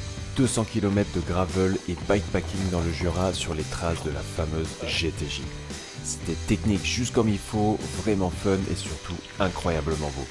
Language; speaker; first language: French; native; French